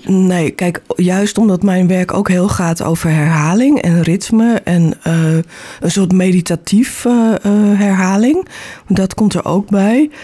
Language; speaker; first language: Dutch; native; Dutch